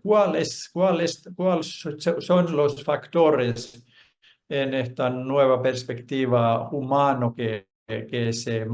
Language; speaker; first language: Spanish; non-native, fluent; Finnish